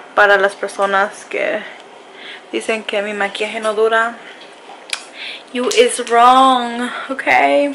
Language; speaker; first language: Spanish; early bilingual, heritage; Spanish